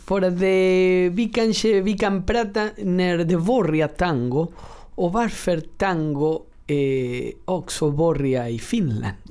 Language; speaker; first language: Swedish; non-native, learner; Spanish